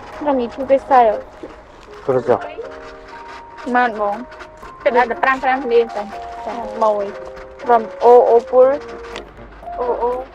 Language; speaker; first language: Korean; non-native, learner; Khmer